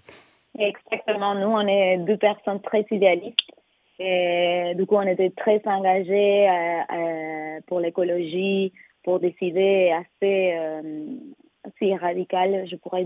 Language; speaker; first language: French; non-native, fluent; Spanish